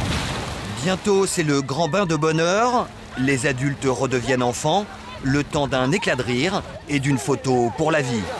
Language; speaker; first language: French; native; French